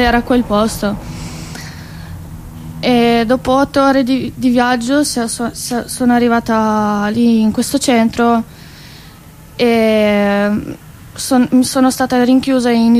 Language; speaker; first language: Italian; non-native, fluent; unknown